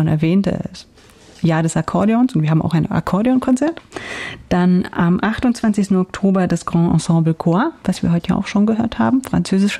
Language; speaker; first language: German; native; German